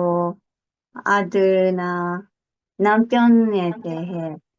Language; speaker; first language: Korean; non-native, learner; Japanese